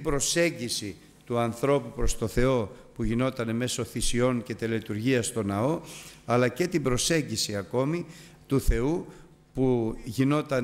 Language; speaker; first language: Greek; native; Greek